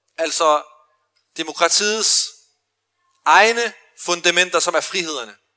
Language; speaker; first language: Danish; early bilingual, other home language; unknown